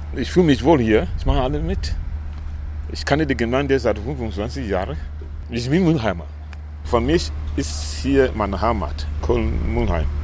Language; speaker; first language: German; non-native, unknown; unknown